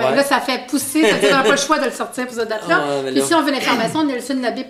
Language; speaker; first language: French; native; French